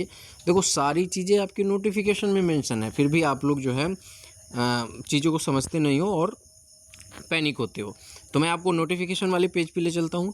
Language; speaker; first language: Hindi; native; Hindi